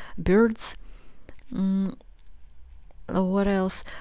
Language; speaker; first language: English; non-native, fluent; Russian